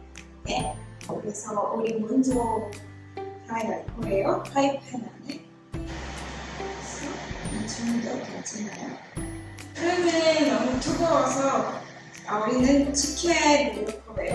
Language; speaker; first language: Korean; non-native, learner; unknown